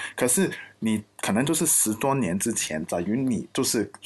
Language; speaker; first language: Chinese; non-native, local second language; Cantonese